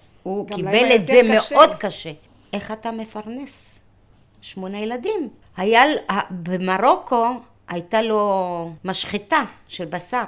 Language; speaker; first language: Hebrew; early bilingual, other home language; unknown